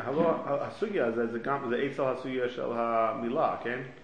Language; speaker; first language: Hebrew; non-native, fluent; English